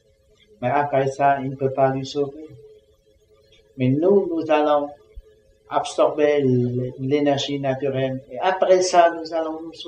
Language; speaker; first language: French; non-native, learner; Vietnamese